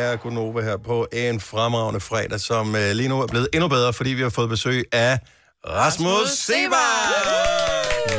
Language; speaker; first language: Danish; native; Danish